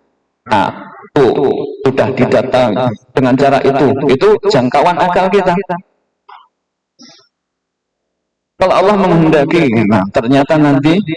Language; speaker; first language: Indonesian; non-native, local second language; Javanese